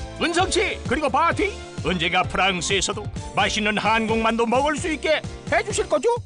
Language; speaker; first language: Korean; native; Korean